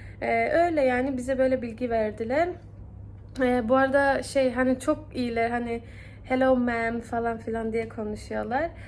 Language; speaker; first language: Turkish; early bilingual, heritage; Turkish